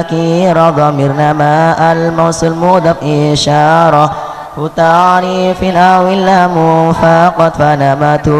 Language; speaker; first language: Arabic; non-native, learner; Javanese